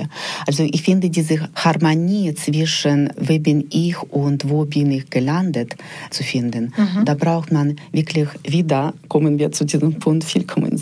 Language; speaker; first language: German; non-native, fluent; Ukrainian